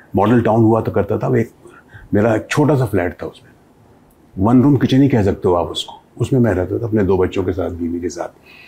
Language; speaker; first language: Hindi; native; Hindi